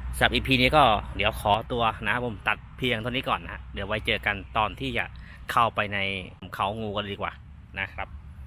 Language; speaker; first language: Thai; native; Thai